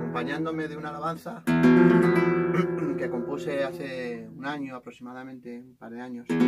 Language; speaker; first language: Spanish; native; Spanish